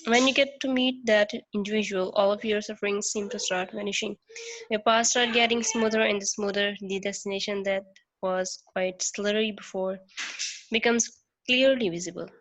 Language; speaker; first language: English; non-native, local second language; Urdu